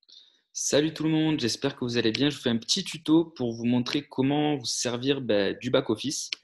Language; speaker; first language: French; native; French